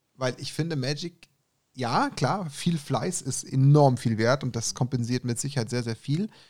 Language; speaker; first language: German; native; German